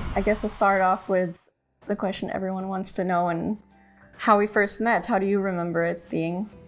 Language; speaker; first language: English; non-native, fluent; Portuguese